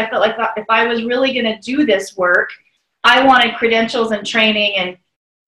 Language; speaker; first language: English; native; English